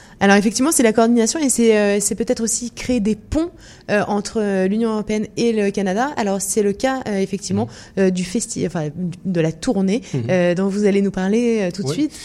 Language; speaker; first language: French; native; French